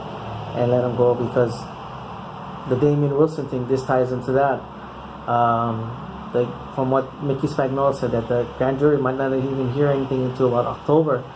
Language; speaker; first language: English; native; English